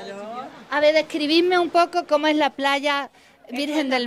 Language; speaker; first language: Spanish; native; Spanish